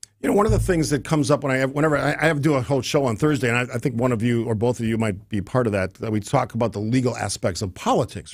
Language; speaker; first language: English; native; English